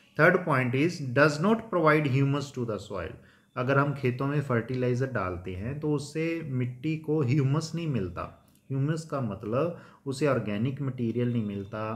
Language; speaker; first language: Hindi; non-native, local second language; Punjabi